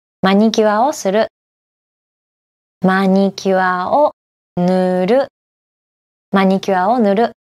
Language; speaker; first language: Japanese; native; Japanese